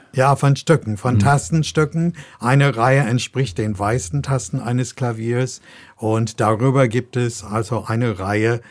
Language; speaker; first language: German; non-native, fluent; English